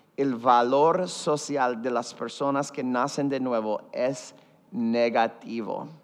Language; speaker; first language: Spanish; early bilingual, heritage; Spanish